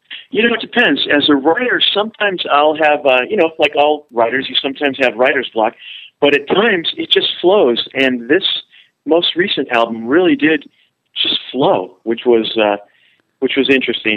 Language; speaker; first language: English; early bilingual, other home language; Spanish